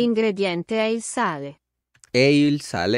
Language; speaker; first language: Italian; non-native, learner; Spanish